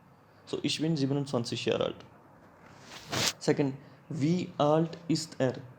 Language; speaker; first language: German; non-native, learner; Hindi